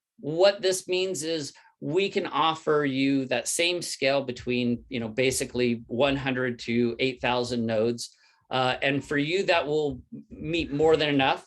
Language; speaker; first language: English; native; English